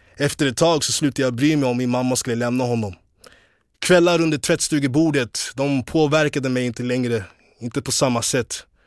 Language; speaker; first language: Swedish; early bilingual, other home language; English